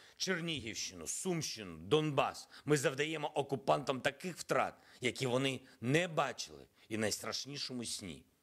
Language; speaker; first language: Ukrainian; non-native, local second language; Russian